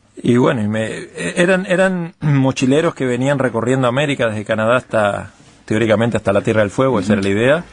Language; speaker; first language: Spanish; native; Spanish